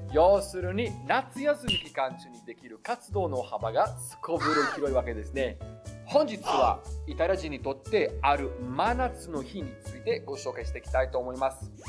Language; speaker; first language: Japanese; non-native, fluent; Italian